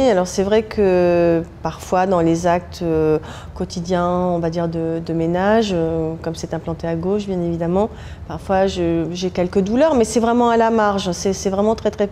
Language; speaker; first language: French; native; French